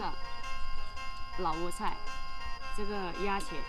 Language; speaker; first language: Chinese; non-native, fluent; Lao